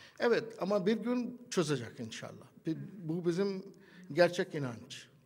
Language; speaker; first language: Turkish; non-native, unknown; Urdu